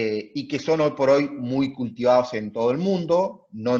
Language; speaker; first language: Spanish; native; Spanish